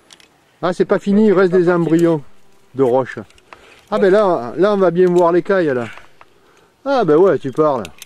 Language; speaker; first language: French; native; French